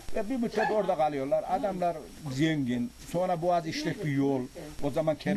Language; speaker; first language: Turkish; native; Turkish